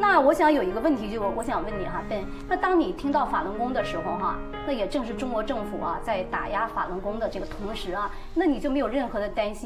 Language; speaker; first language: Chinese; native; Chinese